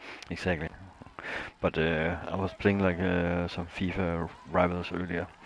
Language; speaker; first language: English; non-native, fluent; Danish